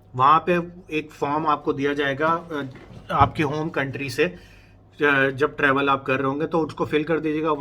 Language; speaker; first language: Urdu; native; Urdu